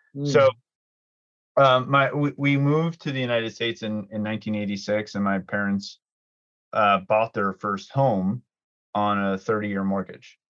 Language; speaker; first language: English; early bilingual, other home language; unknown